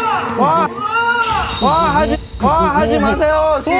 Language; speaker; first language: Korean; non-native, fluent; Thai